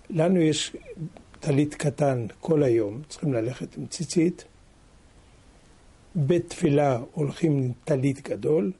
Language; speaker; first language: Hebrew; non-native, fluent; French